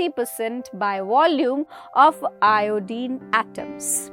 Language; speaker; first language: English; non-native, local second language; Hindi